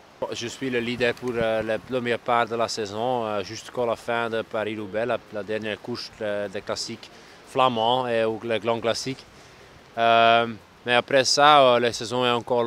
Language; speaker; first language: French; non-native, local second language; Dutch